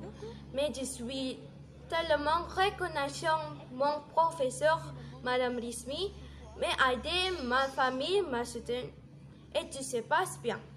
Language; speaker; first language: French; non-native, learner; Indonesian